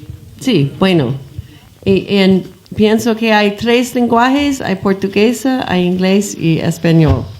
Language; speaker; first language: Spanish; non-native, learner; English